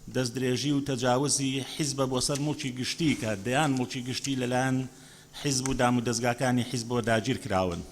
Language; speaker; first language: Central Kurdish; non-native, local second language; Assyrian Neo-Aramaic